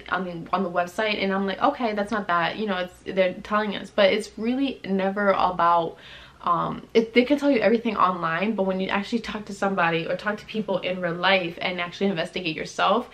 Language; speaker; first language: English; native; English